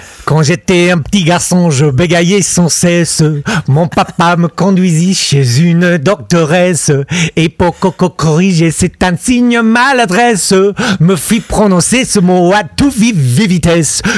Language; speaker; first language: French; non-native, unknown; English